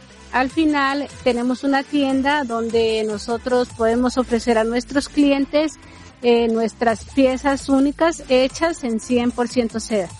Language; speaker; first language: Spanish; native; Spanish